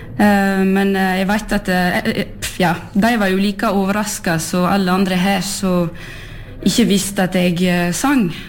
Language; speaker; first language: Norwegian; early bilingual, heritage; French